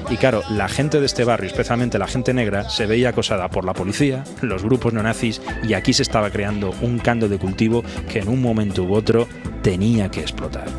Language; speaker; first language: Spanish; native; Spanish